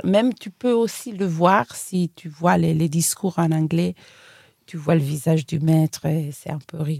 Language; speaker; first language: French; non-native, fluent; Italian